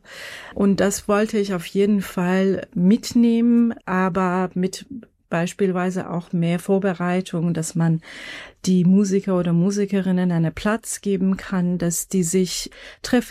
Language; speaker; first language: German; non-native, fluent; Persian